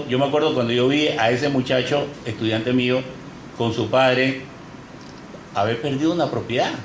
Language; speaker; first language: Spanish; native; Spanish